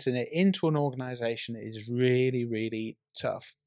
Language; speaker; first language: English; native; English